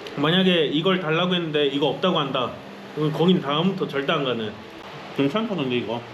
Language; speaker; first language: Korean; native; Korean